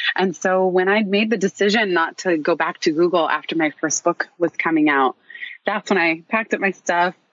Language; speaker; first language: English; native; English